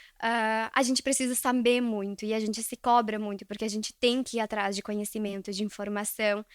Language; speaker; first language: Portuguese; early bilingual, other home language; Spanish